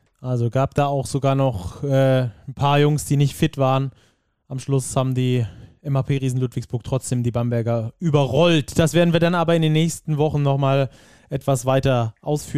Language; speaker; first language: German; native; German